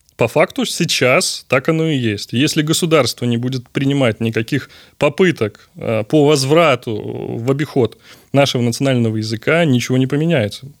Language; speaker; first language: Russian; native; Russian